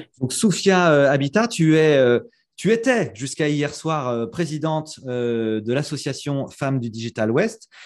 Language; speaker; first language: French; native; French